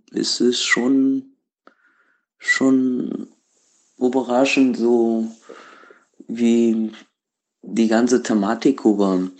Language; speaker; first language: German; non-native, learner; Portuguese